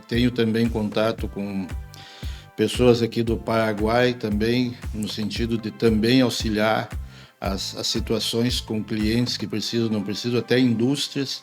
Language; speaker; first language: Portuguese; native; Portuguese